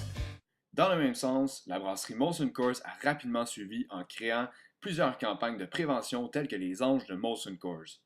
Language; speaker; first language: French; native; French